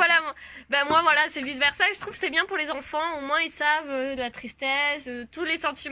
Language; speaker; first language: French; native; French